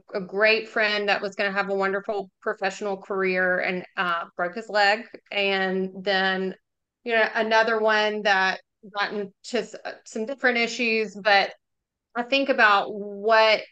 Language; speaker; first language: English; native; English